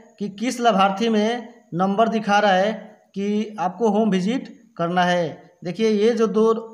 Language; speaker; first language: Hindi; native; Hindi